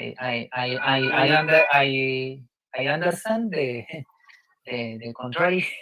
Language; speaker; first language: English; non-native, learner; Spanish